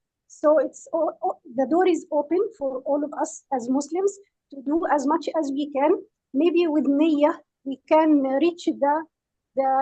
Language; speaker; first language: English; non-native, fluent; Arabic